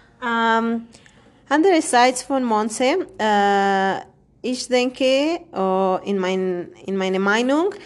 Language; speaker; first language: German; non-native, learner; Spanish